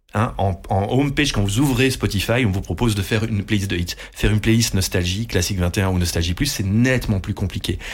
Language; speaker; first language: French; non-native, local second language; Dutch